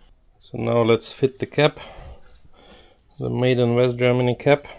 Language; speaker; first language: English; non-native, fluent; German